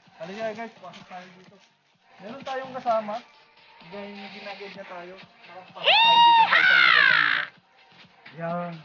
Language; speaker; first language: Filipino; non-native, local second language; Iloko